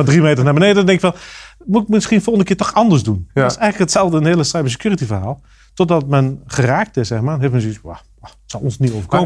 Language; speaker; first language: Dutch; native; Dutch